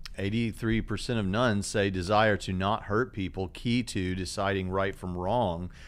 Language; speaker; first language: English; native; English